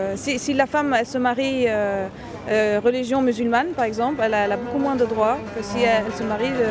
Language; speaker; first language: French; non-native, local second language; Arabic